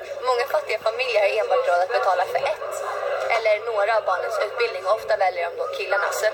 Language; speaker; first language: Swedish; native; Swedish